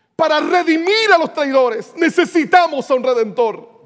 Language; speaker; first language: Spanish; native; Spanish